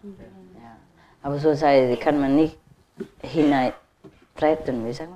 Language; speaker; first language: German; non-native, learner; Vietnamese